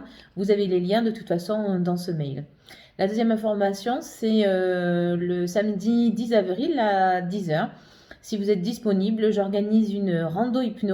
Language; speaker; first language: French; native; French